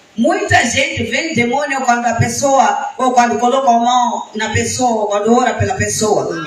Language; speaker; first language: Portuguese; non-native, local second language; Shona